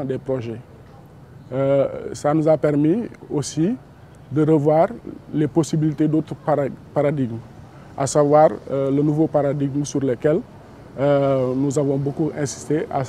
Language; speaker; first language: French; non-native, local second language; Wolof